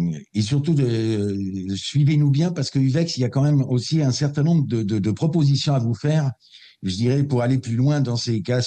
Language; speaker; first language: French; native; French